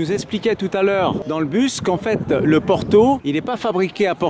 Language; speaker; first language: French; native; French